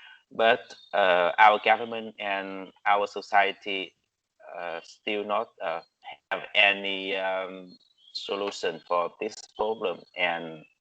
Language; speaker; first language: English; non-native, learner; Vietnamese